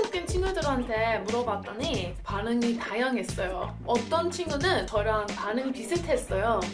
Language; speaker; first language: Korean; non-native, fluent; English